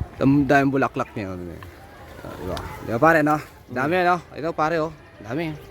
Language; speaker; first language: Filipino; non-native, local second language; Iloko